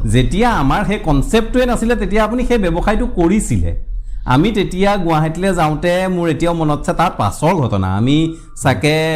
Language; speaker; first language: Assamese; native; Assamese